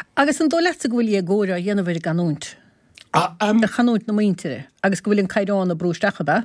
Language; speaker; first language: Irish; native; Irish